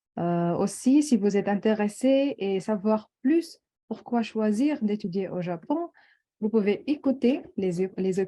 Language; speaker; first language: French; non-native, local second language; Arabic